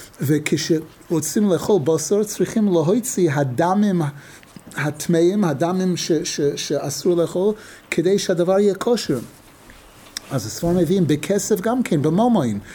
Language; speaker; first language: Hebrew; non-native, fluent; English